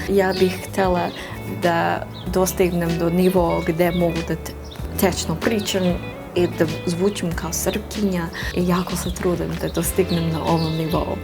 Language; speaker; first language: Serbian; non-native, learner; English